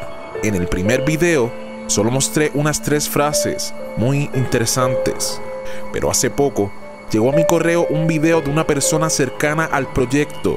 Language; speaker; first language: Spanish; native; Spanish